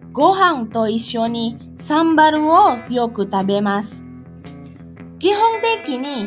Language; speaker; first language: Japanese; non-native, fluent; Indonesian